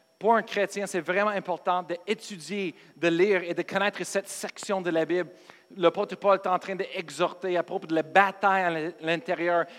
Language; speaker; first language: French; non-native, fluent; English